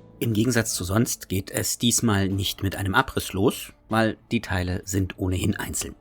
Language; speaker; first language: German; native; German